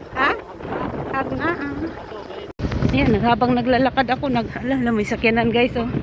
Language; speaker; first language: Filipino; non-native, local second language; Cebuano